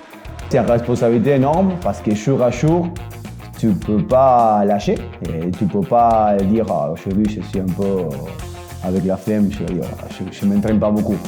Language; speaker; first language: French; non-native, fluent; Spanish